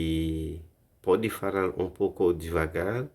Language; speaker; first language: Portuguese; non-native, learner; Haitian Creole